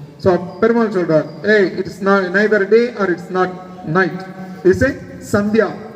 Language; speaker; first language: English; non-native, local second language; Tamil